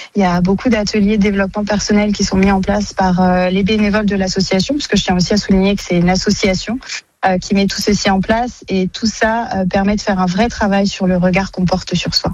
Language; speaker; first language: French; native; French